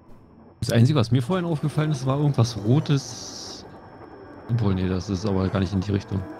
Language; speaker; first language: German; native; German